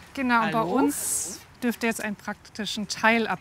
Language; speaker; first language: German; native; German